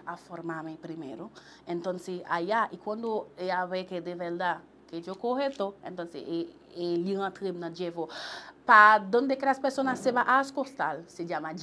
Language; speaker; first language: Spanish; non-native, local second language; Haitian Creole